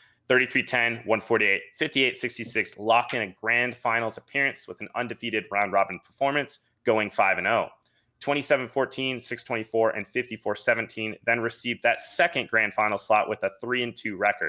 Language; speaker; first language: English; native; English